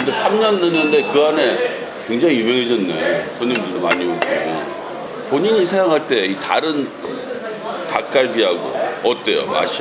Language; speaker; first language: Korean; native; Korean